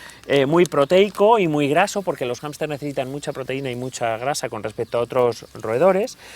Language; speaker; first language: Spanish; native; Spanish